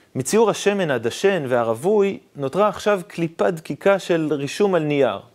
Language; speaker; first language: Hebrew; native; Hebrew